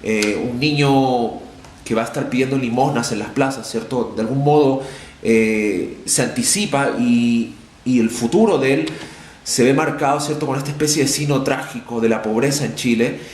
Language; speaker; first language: Spanish; native; Spanish